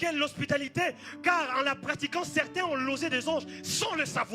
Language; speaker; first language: French; native; French